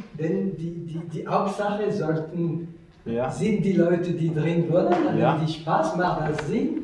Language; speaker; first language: German; non-native, learner; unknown